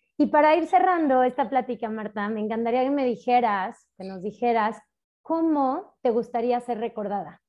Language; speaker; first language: Spanish; native; Spanish